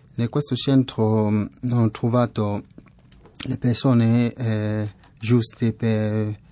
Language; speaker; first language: Italian; non-native, fluent; French